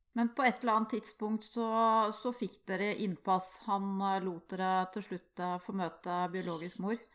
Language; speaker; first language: Norwegian; native; Norwegian